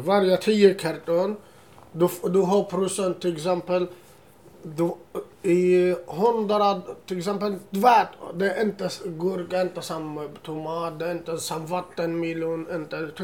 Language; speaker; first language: Swedish; non-native, learner; Assyrian Neo-Aramaic